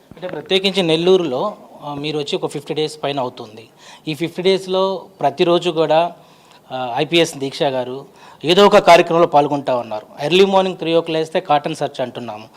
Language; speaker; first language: Telugu; native; Telugu